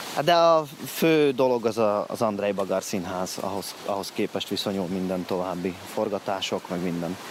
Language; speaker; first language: Hungarian; native; Hungarian